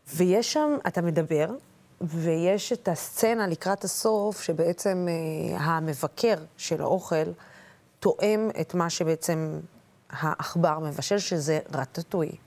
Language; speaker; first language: Hebrew; non-native, local second language; Arabic